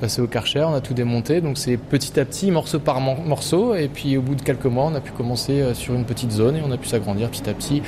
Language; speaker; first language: French; native; French